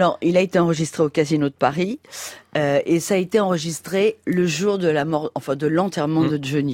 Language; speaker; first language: French; native; French